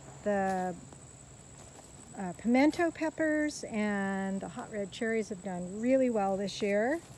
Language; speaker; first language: English; native; English